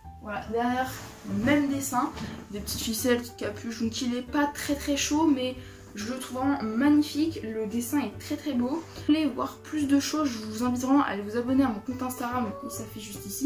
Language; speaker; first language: French; native; French